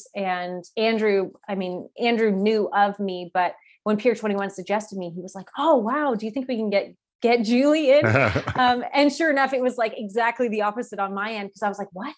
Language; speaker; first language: English; native; English